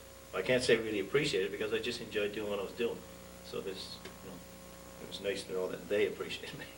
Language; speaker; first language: English; native; English